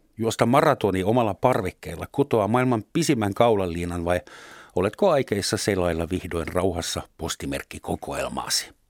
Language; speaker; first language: Finnish; non-native, fluent; German